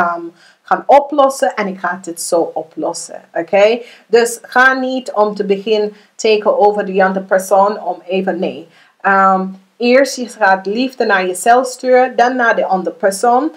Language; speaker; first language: Dutch; non-native, learner; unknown